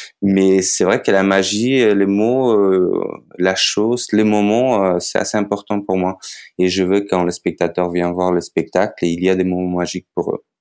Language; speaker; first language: French; non-native, fluent; Macedonian